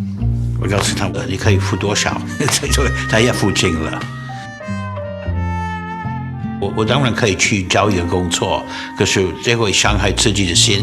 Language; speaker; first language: Chinese; non-native, fluent; English